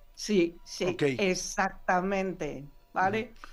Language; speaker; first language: Spanish; non-native, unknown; Chinese